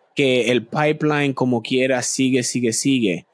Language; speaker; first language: Spanish; native; Spanish